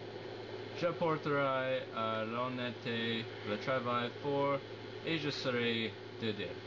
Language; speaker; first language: French; non-native, learner; English